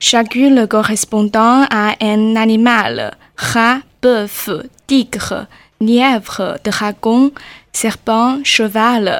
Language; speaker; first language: French; non-native, learner; Chinese